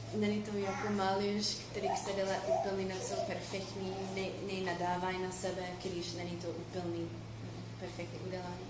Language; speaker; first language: Czech; non-native, fluent; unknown